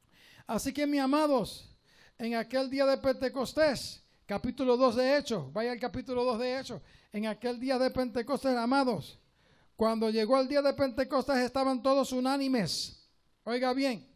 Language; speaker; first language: Spanish; native; Spanish